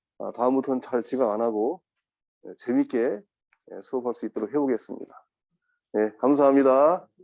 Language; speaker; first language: Korean; native; Korean